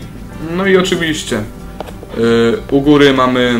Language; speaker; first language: Polish; native; Polish